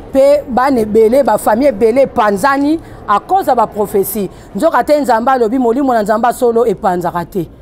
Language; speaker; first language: Lingala; non-native, local second language; Kongo